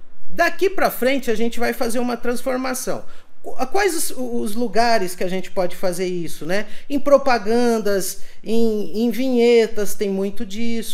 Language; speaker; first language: Portuguese; native; Portuguese